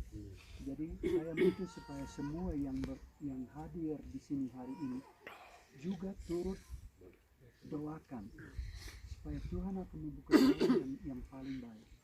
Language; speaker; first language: Indonesian; non-native, fluent; English